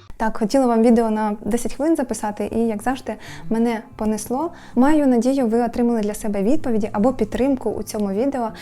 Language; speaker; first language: Ukrainian; native; Ukrainian